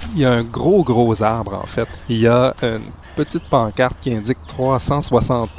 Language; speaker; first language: French; native; French